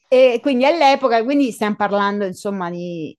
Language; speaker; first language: Italian; native; Italian